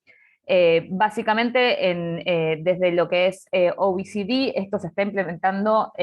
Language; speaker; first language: Spanish; native; Spanish